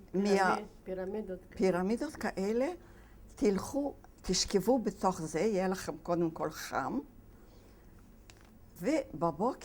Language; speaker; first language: Hebrew; non-native, fluent; Polish